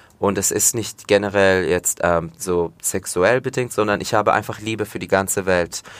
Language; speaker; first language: German; early bilingual, other home language; Turkish